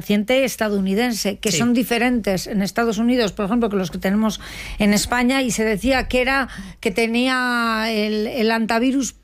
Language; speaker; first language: Spanish; native; Spanish